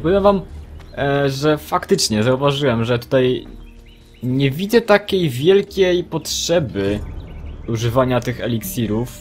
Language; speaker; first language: Polish; native; Polish